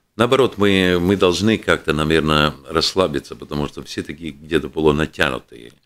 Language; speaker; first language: Russian; non-native, local second language; Latvian